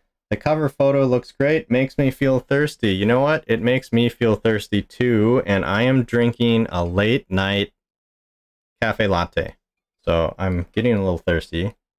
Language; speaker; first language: English; native; English